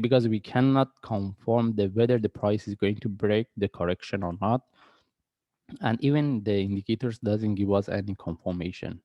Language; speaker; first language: English; non-native, fluent; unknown